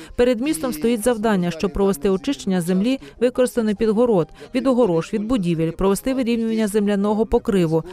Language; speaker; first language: Ukrainian; native; Ukrainian